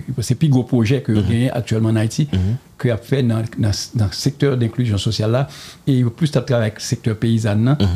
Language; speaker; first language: French; non-native, local second language; Haitian Creole